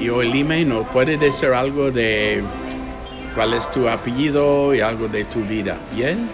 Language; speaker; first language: Spanish; non-native, fluent; English